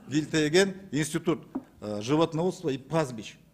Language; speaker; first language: Russian; non-native, local second language; Kyrgyz